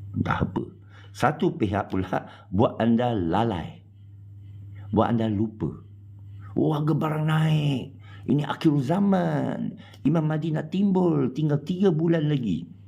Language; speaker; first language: Malay; non-native, local second language; Chinese